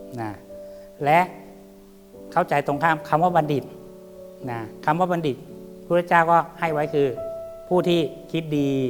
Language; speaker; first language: Thai; native; Thai